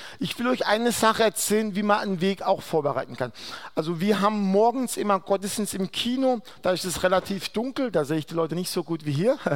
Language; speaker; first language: German; non-native, fluent; Aramaic